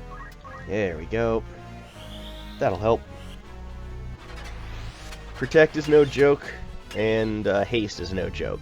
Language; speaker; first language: English; native; English